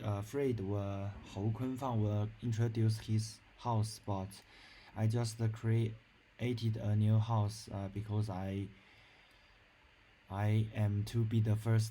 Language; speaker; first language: English; non-native, learner; Chinese